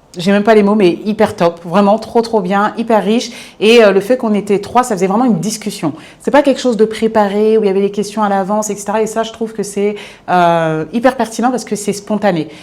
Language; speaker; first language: French; native; French